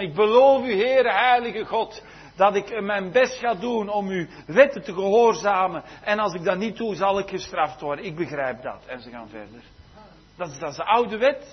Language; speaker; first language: Dutch; native; Dutch